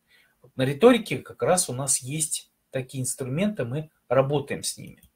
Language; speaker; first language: Russian; native; Russian